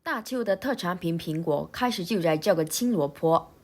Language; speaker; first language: Chinese; non-native, learner; Korean